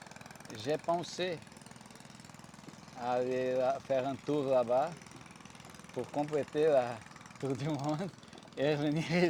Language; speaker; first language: French; non-native, fluent; Portuguese